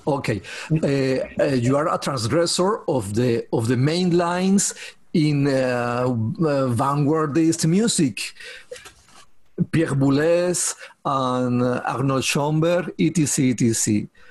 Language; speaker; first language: English; non-native, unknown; Spanish